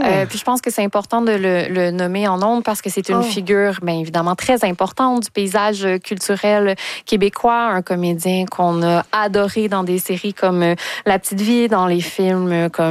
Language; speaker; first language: French; native; French